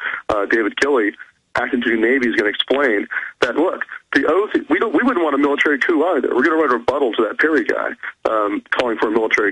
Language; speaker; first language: English; native; English